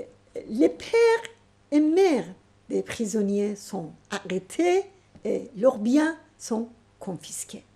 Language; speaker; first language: French; non-native, fluent; Persian